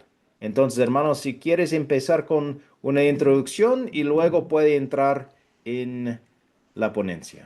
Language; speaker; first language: Spanish; non-native, fluent; English